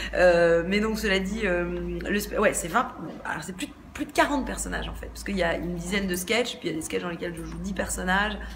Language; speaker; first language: French; native; French